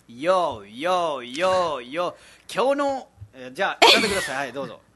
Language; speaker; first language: Japanese; non-native, fluent; Nepali